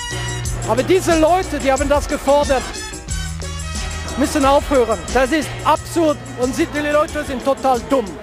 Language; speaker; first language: German; non-native, fluent; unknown